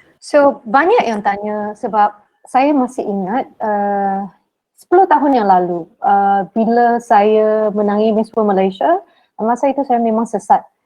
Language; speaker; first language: Malay; non-native, local second language; Min Nan Chinese